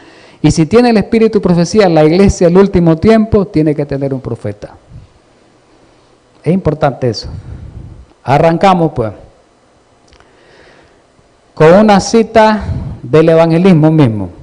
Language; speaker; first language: Spanish; native; Spanish